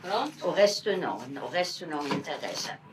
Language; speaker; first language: Portuguese; non-native, fluent; German